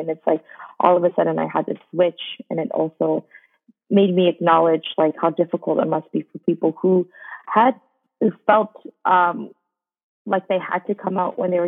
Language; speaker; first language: English; native; English